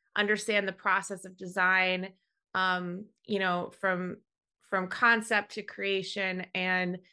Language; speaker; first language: English; native; English